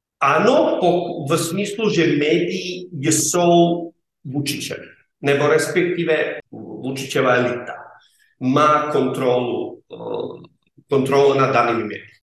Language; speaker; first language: Czech; non-native, fluent; Serbian